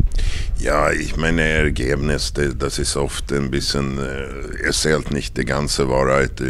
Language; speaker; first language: German; non-native, fluent; Swedish